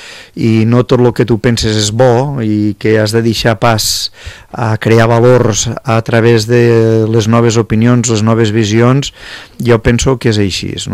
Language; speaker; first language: Catalan; native; Catalan